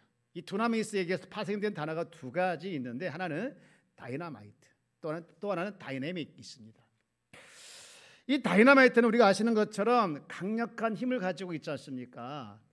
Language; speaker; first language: Korean; native; Korean